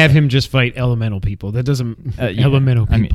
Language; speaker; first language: English; native; English